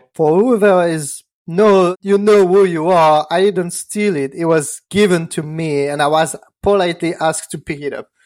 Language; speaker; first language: English; non-native, fluent; French